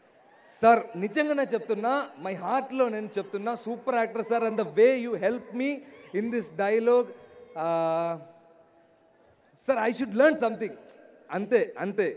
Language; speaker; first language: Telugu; non-native, learner; Malayalam